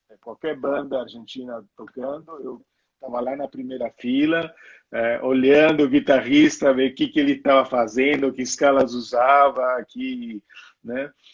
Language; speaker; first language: Portuguese; non-native, fluent; Italian